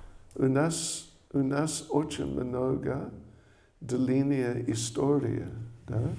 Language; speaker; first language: Russian; non-native, learner; English